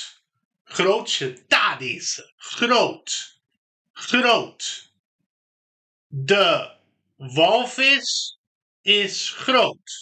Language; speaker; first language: Dutch; non-native, fluent; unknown